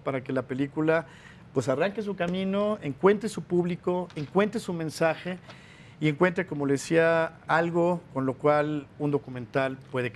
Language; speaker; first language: Spanish; native; Spanish